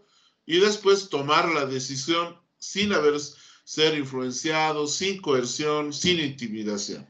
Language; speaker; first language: Spanish; native; Spanish